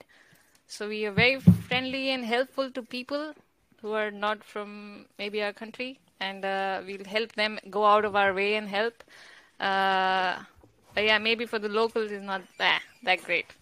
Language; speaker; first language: English; non-native, local second language; Hindi